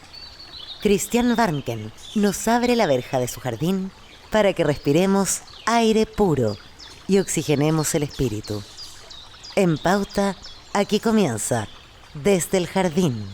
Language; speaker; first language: Spanish; native; Spanish